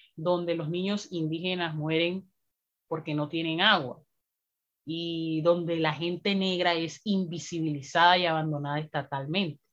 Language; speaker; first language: Spanish; native; Spanish